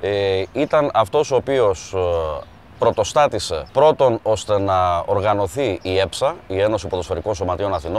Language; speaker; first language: Greek; native; Greek